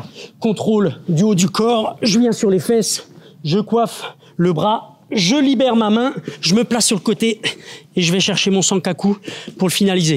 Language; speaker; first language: French; native; French